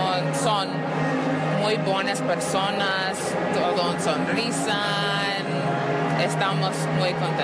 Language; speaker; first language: Spanish; non-native, learner; English